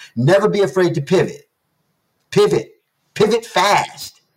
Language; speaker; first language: English; native; English